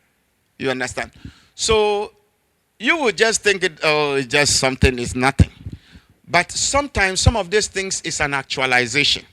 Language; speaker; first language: English; non-native, local second language; Akan